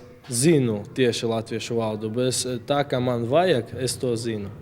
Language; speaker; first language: Latvian; non-native, local second language; Russian